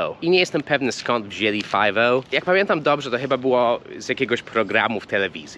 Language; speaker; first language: Polish; non-native, fluent; English